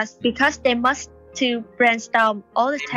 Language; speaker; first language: English; non-native, learner; Vietnamese